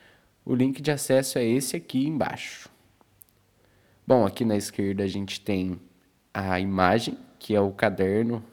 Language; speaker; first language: Portuguese; native; Portuguese